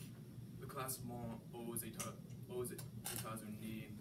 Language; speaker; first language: French; non-native, learner; English